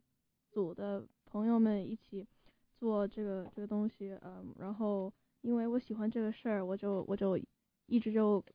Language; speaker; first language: Chinese; early bilingual, heritage; Chinese